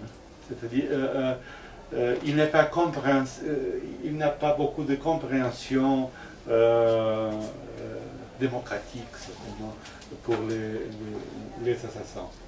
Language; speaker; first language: French; non-native, fluent; Portuguese